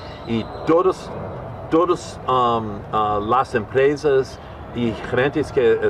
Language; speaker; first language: Spanish; non-native, learner; English